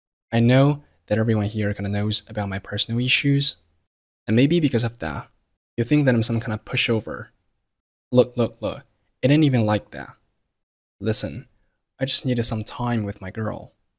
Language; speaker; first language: English; non-native, fluent; Chinese